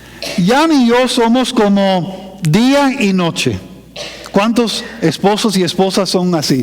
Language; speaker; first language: Spanish; non-native, fluent; English